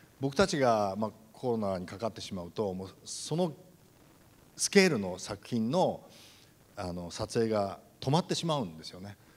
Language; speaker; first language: Japanese; native; Japanese